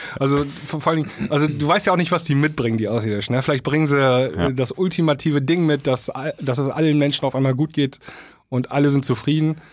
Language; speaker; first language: German; native; German